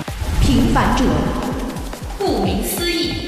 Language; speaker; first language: Chinese; native; Chinese